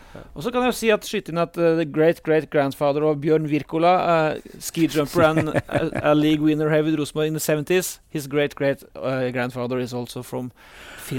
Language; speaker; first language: Norwegian; native; Norwegian